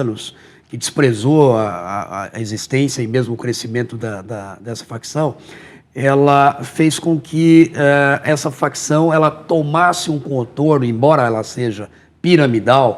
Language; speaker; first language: Portuguese; native; Portuguese